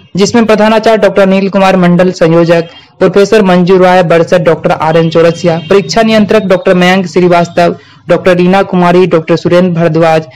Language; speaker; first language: Hindi; native; Hindi